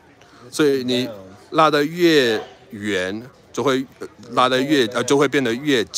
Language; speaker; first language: Chinese; non-native, fluent; English